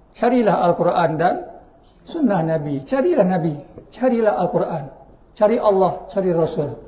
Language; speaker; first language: Malay; native; Malay